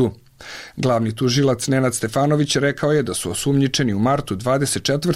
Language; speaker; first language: Croatian; native; Croatian